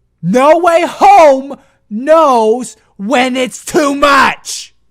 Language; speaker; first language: English; native; English